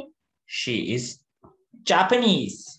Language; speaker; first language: English; non-native, fluent; Turkish